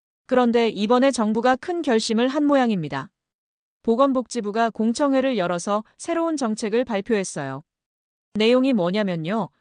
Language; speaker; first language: Korean; native; Korean